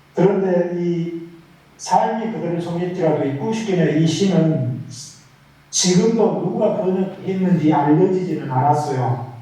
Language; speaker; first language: Korean; native; Korean